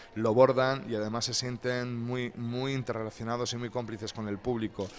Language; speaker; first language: Spanish; native; Spanish